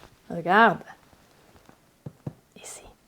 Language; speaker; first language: French; non-native, learner; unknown